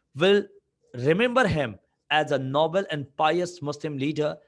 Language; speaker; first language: English; non-native, local second language; Urdu